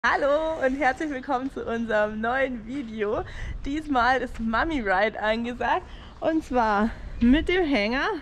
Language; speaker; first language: German; native; German